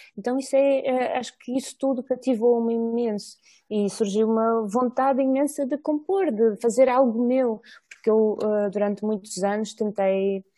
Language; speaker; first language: Portuguese; non-native, fluent; Russian